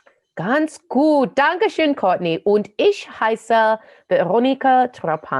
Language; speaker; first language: German; non-native, fluent; English